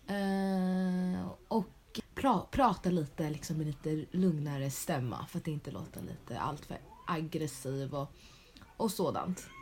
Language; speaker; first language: Swedish; early bilingual, other home language; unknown